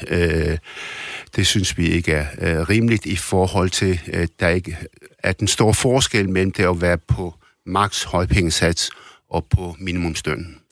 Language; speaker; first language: Danish; early bilingual, other home language; Arabic